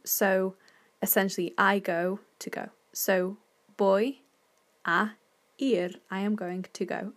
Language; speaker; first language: English; native; English